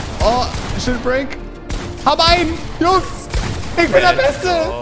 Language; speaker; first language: German; native; German